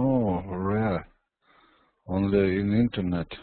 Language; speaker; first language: English; non-native, learner; Russian